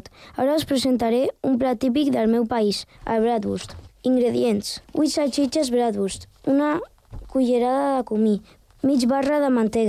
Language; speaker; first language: Catalan; early bilingual, other home language; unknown